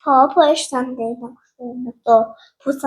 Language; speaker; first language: Albanian; early bilingual, heritage; Albanian